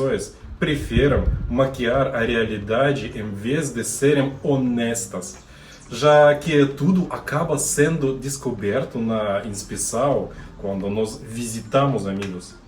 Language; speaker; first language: Portuguese; non-native, learner; Russian